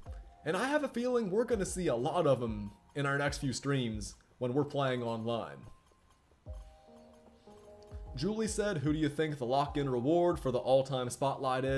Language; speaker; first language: English; native; English